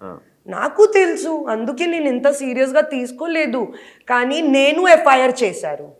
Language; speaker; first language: Telugu; non-native, local second language; Hindi